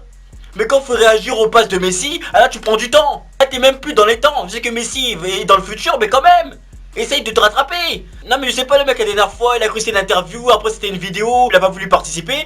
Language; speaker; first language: French; native; French